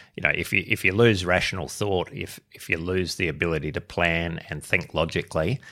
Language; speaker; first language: English; native; English